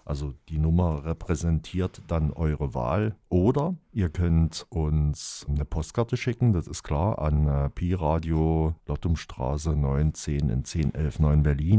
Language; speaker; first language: German; native; German